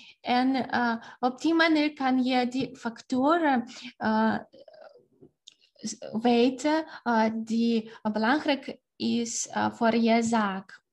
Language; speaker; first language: Dutch; non-native, fluent; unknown